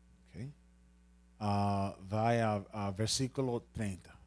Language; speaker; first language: Portuguese; non-native, learner; Spanish